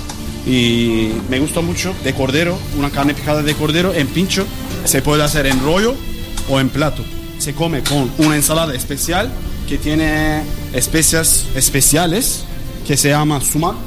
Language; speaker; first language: Spanish; non-native, learner; Turkish